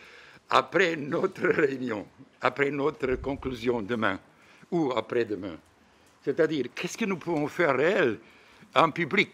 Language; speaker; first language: French; non-native, fluent; Bosnian